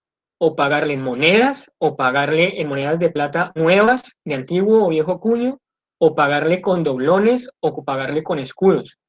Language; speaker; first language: Spanish; native; Spanish